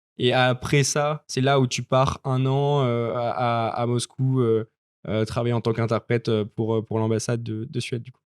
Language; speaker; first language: French; native; French